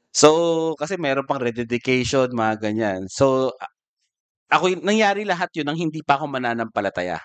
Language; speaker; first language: Filipino; native; Filipino